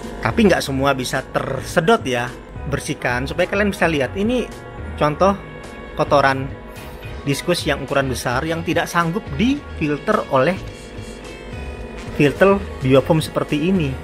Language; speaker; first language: Indonesian; native; Indonesian